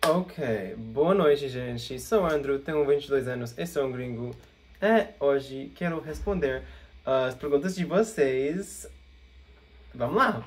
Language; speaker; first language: Portuguese; non-native, fluent; English